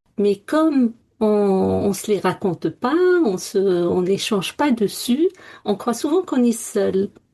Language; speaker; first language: French; non-native, local second language; Arabic